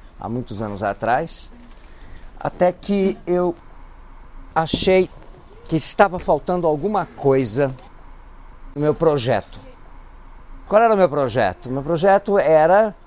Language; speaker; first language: Portuguese; non-native, fluent; Greek